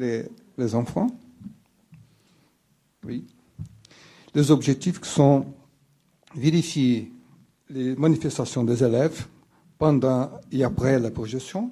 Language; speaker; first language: French; non-native, fluent; Portuguese